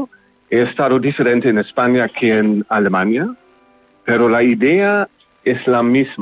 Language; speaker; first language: Spanish; non-native, learner; German